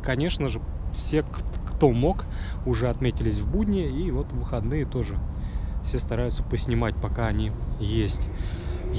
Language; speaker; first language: Russian; native; Russian